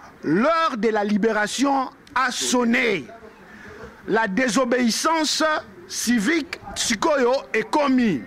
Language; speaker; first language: French; non-native, local second language; Lingala